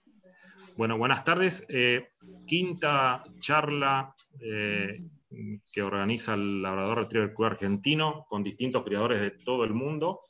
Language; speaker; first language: Spanish; native; Spanish